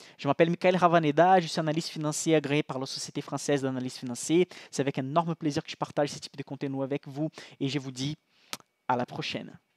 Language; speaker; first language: French; non-native, fluent; Portuguese